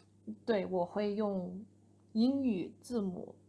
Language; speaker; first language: Chinese; non-native, fluent; English